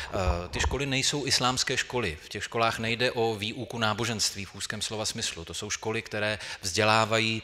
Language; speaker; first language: Czech; native; Czech